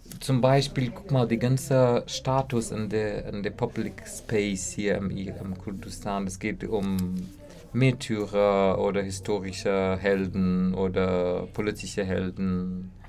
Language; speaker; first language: German; non-native, learner; Kurdish